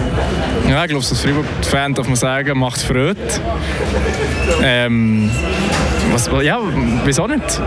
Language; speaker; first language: German; native; German